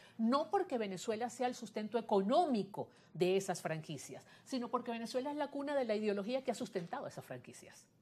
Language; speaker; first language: Spanish; native; Spanish